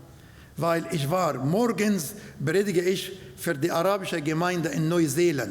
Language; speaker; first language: German; non-native, learner; Arabic